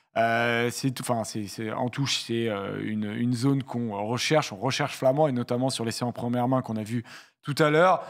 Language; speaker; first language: French; native; French